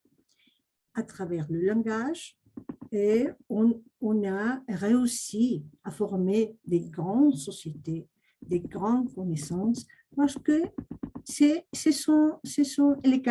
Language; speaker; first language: French; non-native, fluent; Spanish